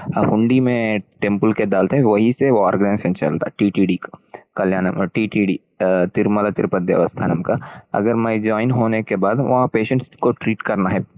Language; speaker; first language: Hindi; native; Hindi